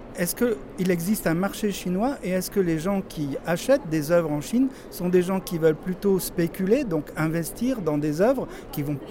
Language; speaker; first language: French; native; French